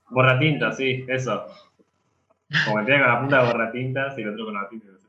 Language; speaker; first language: Spanish; native; Spanish